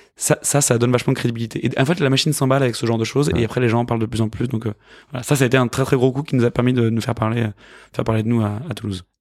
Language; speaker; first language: French; native; French